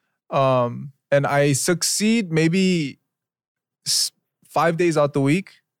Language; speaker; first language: English; early bilingual, other home language; Korean